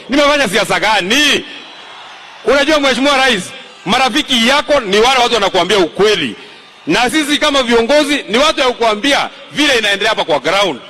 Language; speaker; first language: Swahili; non-native, local second language; Kikuyu